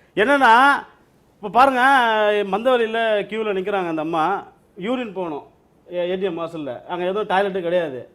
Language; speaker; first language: Tamil; native; Tamil